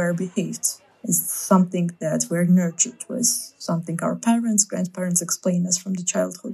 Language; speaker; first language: English; non-native, fluent; Russian